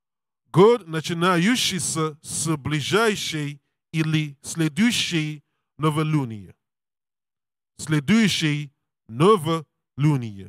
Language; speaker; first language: Russian; non-native, learner; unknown